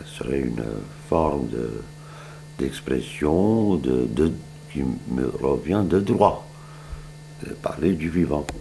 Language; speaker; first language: French; non-native, fluent; Serbian